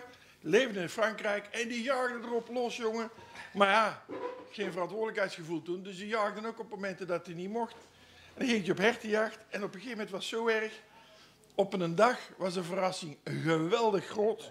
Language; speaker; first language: Dutch; native; Dutch